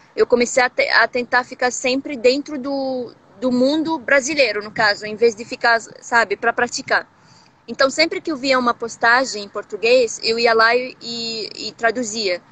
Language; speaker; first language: Portuguese; non-native, fluent; Arabic